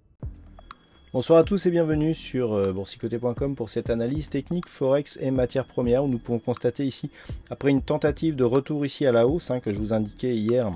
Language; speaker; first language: French; native; French